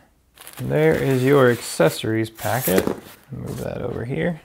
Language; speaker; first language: English; native; English